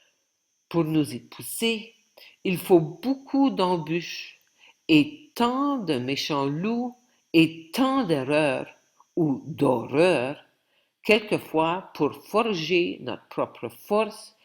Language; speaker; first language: French; native; French